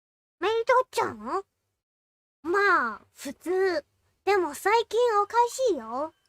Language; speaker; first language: Japanese; non-native, learner; English